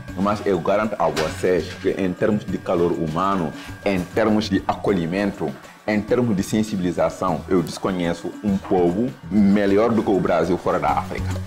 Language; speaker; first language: Portuguese; non-native, fluent; Wolof